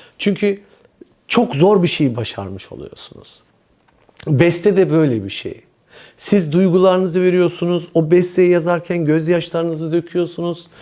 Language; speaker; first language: Turkish; early bilingual, heritage; Turkish